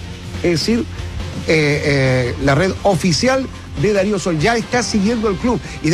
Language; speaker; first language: Spanish; native; Spanish